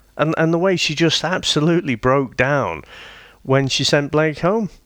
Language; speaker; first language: English; native; English